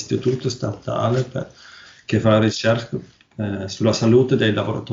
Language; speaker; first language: Italian; non-native, learner; Norwegian